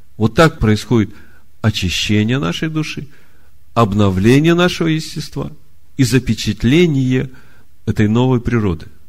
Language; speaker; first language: Russian; native; Russian